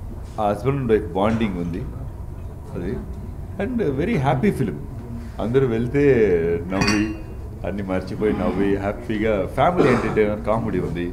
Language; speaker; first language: Telugu; non-native, learner; Tamil